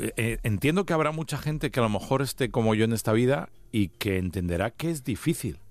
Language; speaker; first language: Spanish; early bilingual, heritage; Spanish